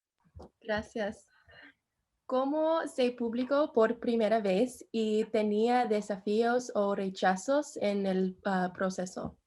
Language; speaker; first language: Spanish; non-native, learner; English